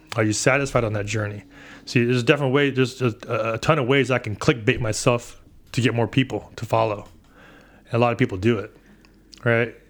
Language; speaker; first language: English; native; English